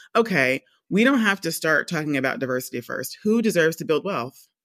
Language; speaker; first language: English; native; English